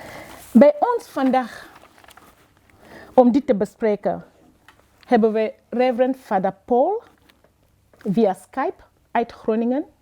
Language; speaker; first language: Dutch; non-native, fluent; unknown